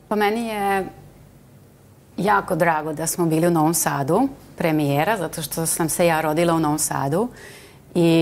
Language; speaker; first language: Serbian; non-native, local second language; Hungarian